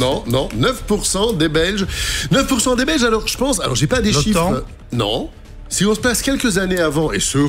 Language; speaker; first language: French; native; French